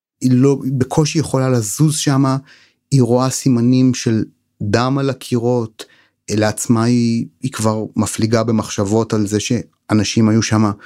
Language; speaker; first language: Hebrew; native; Hebrew